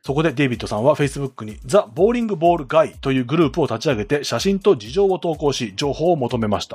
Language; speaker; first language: Japanese; native; Japanese